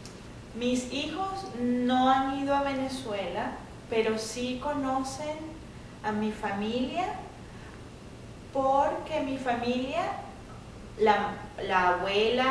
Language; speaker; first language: Spanish; native; Spanish